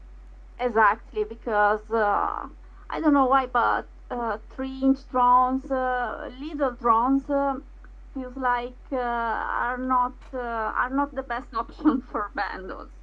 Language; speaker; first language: English; non-native, fluent; Italian